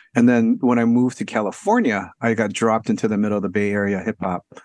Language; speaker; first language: English; native; English